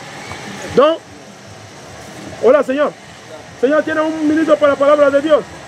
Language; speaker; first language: Spanish; non-native, learner; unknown